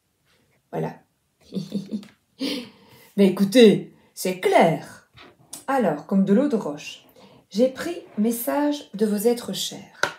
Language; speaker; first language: French; native; French